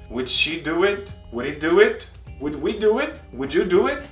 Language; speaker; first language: English; non-native, fluent; Portuguese